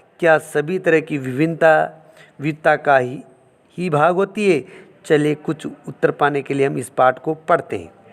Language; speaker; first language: Hindi; native; Hindi